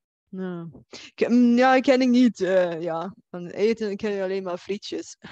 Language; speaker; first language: Dutch; non-native, fluent; Bulgarian